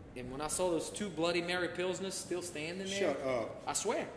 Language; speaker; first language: English; native; English